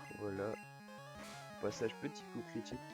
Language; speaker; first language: French; native; French